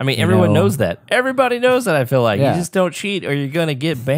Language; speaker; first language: English; native; English